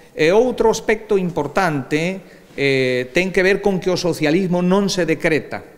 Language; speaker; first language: Galician; early bilingual, heritage; Galician